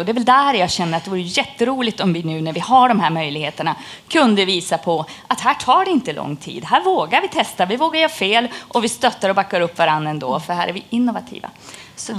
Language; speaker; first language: Swedish; native; Swedish